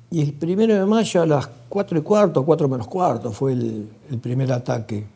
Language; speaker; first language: Spanish; native; Spanish